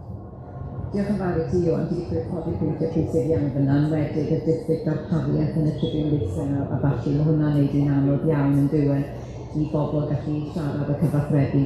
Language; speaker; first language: Welsh; native; Welsh